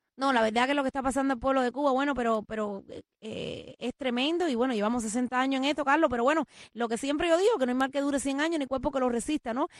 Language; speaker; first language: Spanish; native; Spanish